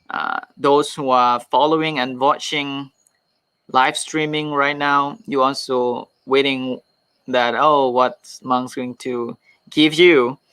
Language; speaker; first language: English; non-native, fluent; Thai